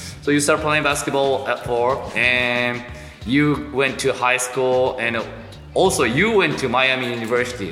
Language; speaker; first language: English; non-native, fluent; Japanese